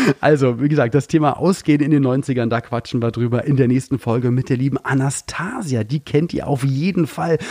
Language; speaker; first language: German; native; German